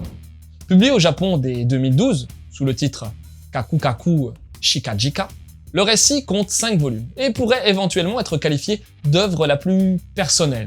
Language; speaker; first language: French; native; French